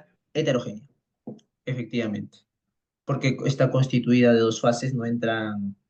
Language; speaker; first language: Spanish; native; Spanish